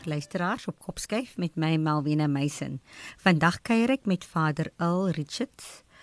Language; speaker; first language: Afrikaans; native; Afrikaans